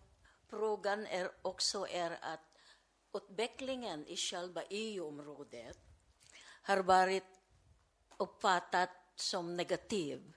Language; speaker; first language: Swedish; non-native, fluent; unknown